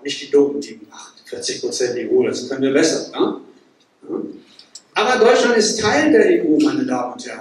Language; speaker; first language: German; native; German